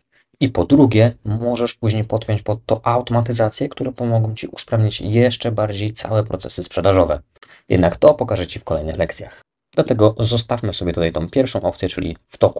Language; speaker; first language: Polish; native; Polish